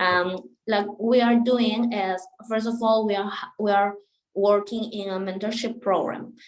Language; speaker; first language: English; non-native, local second language; Spanish